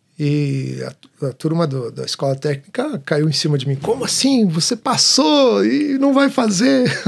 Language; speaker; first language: Portuguese; native; Portuguese